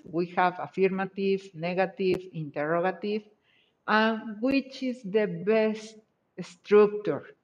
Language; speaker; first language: English; non-native, fluent; Spanish